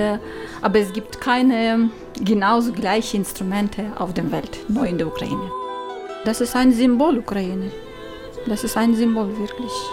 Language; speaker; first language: German; non-native, learner; Ukrainian